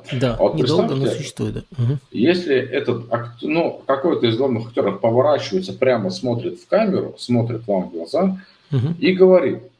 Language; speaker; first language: Russian; native; Russian